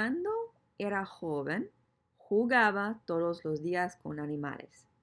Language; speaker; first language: Spanish; non-native, fluent; English